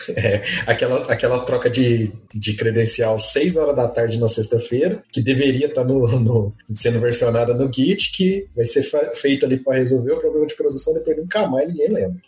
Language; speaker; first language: Portuguese; native; Portuguese